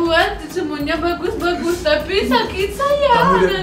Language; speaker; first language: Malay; non-native, learner; Russian